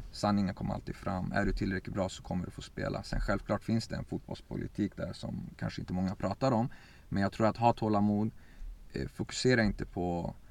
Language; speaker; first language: Swedish; early bilingual, other home language; Kurdish